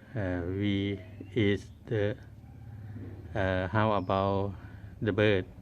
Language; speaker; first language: English; non-native, learner; Thai